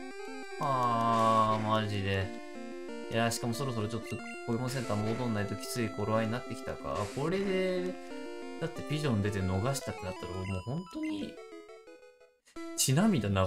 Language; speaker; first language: Japanese; native; Japanese